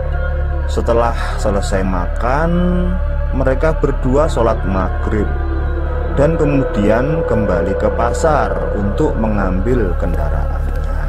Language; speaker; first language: Indonesian; native; Indonesian